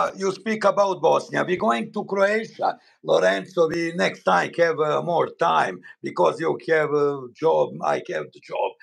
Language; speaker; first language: English; non-native, learner; Bosnian